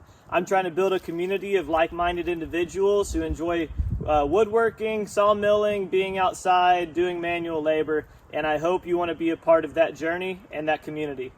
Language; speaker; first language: English; native; English